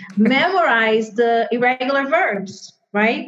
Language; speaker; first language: English; non-native, fluent; Portuguese